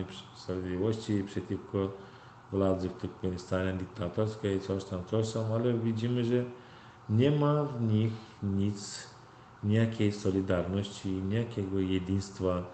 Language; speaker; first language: Polish; non-native, learner; Turkmen